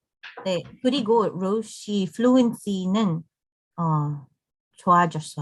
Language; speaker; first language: Korean; non-native, learner; English